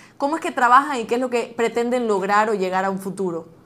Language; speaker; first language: Spanish; native; Spanish